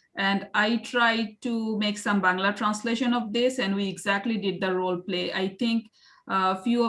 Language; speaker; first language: English; non-native, local second language; Bangla